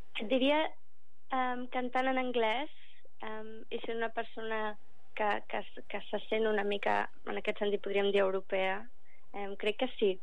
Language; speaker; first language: Catalan; early bilingual, other home language; English